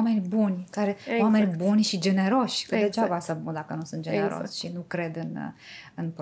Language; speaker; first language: Romanian; native; Romanian